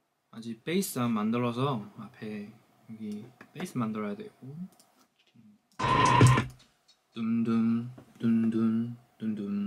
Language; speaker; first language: Korean; non-native, fluent; Chinese